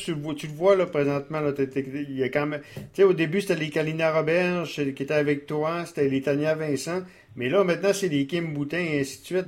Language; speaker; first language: French; native; French